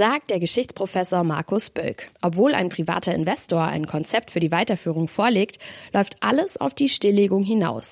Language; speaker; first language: German; native; German